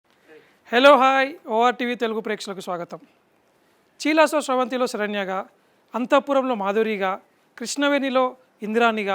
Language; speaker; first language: Telugu; native; Telugu